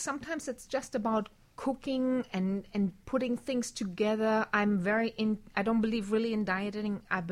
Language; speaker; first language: English; non-native, fluent; German